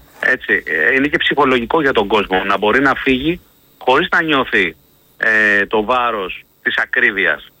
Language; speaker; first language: Greek; native; Greek